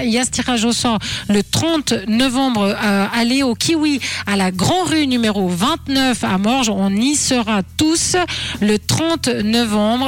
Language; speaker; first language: French; early bilingual, other home language; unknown